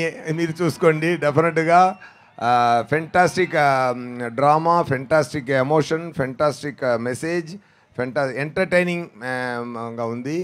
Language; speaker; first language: Telugu; non-native, learner; Tamil